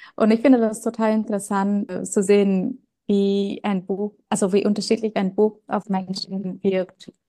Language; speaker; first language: German; non-native, fluent; Vietnamese